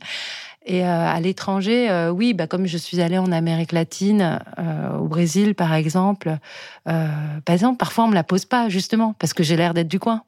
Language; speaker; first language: French; native; French